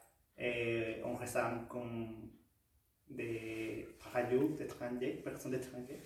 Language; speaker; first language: French; non-native, learner; Spanish